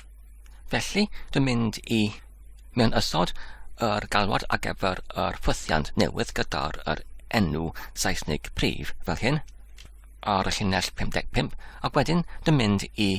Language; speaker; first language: Welsh; non-native, learner; English